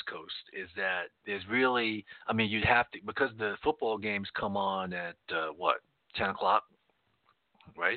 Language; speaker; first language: English; native; English